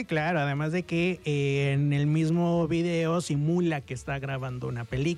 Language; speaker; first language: Spanish; native; Spanish